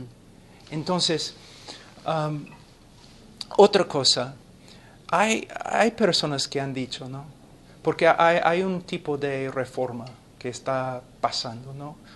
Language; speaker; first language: Spanish; non-native, fluent; English